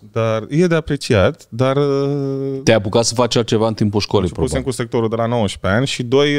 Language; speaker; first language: Romanian; native; Romanian